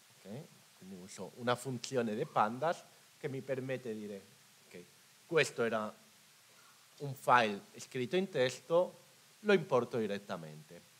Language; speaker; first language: Italian; non-native, fluent; Spanish